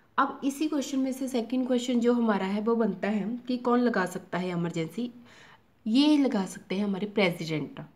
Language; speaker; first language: Hindi; native; Hindi